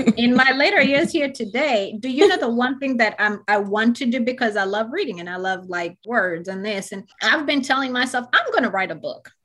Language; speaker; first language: English; non-native, local second language; Ganda